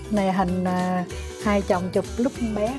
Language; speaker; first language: Vietnamese; native; Vietnamese